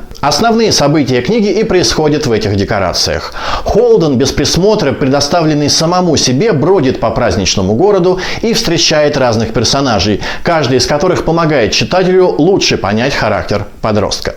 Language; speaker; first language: Russian; native; Russian